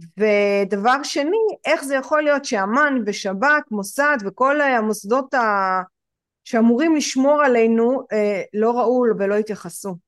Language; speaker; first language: Hebrew; native; Hebrew